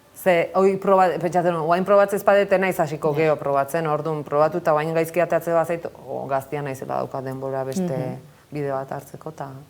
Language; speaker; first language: Basque; native; Basque